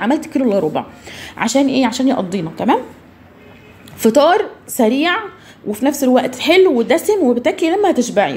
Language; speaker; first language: Arabic; native; Arabic